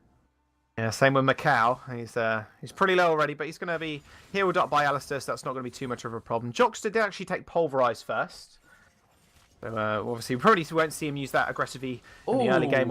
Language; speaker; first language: English; native; English